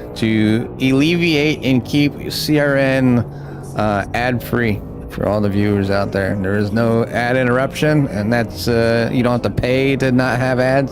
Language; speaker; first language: English; native; English